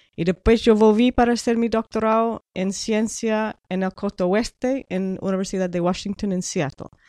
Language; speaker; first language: Spanish; non-native, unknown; English